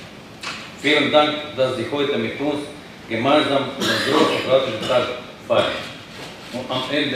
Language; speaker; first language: German; non-native, fluent; Croatian